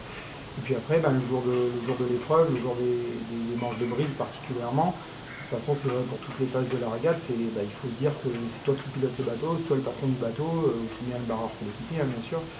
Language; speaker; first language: French; native; French